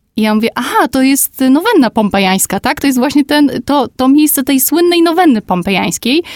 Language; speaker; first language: Polish; native; Polish